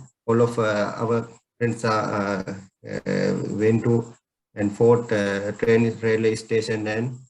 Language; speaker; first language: English; non-native, learner; Sinhala